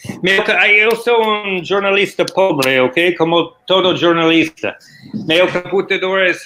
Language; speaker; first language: Portuguese; non-native, learner; English